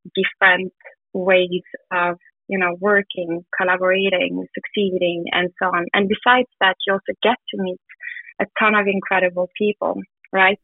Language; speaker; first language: English; non-native, fluent; German